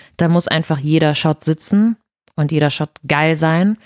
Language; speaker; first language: German; non-native, fluent; Portuguese